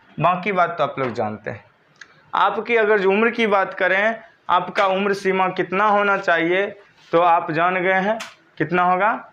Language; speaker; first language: Hindi; native; Hindi